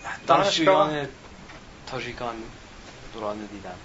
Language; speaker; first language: Persian; non-native, learner; English